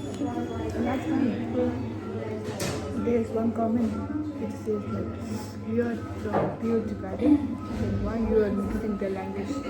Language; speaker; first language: English; non-native, fluent; Tibetan